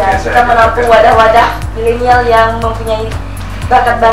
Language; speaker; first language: Indonesian; native; Indonesian